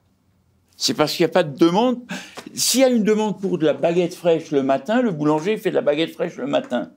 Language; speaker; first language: French; native; French